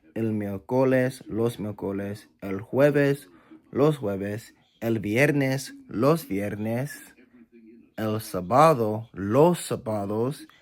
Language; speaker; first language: Spanish; non-native, learner; English